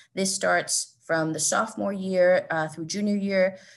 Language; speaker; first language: English; native; English